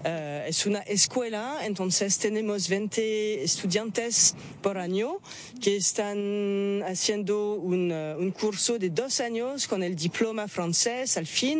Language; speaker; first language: Spanish; non-native, fluent; French